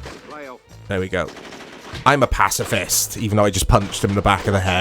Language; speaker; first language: English; native; English